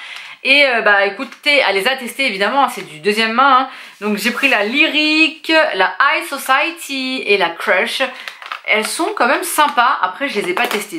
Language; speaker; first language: French; native; French